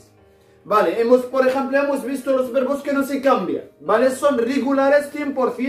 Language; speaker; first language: Spanish; non-native, fluent; Arabic